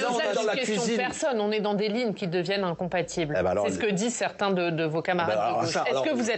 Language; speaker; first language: French; native; French